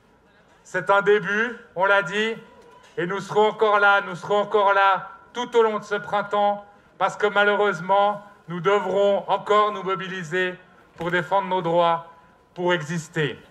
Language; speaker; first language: French; native; French